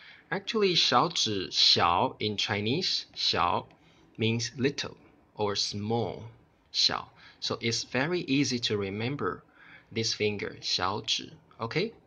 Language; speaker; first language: English; non-native, fluent; Chinese